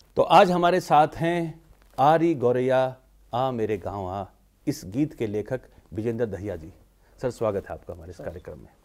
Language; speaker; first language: Hindi; native; Hindi